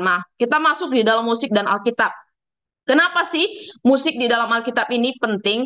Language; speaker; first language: Indonesian; native; Indonesian